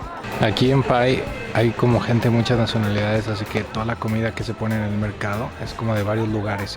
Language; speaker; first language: Spanish; native; Spanish